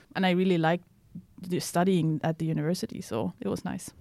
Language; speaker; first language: English; non-native, fluent; Swedish